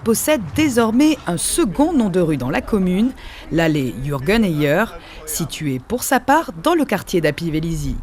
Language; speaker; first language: French; native; French